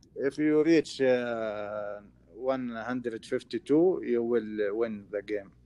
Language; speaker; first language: English; non-native, learner; Arabic